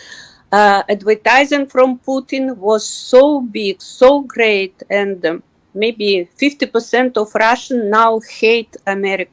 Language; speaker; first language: English; non-native, learner; Russian